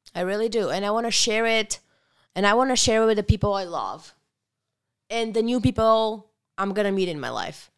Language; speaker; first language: English; non-native, fluent; Bulgarian